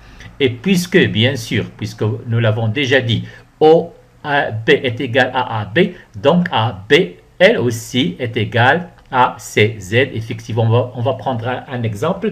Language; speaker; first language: French; non-native, local second language; Arabic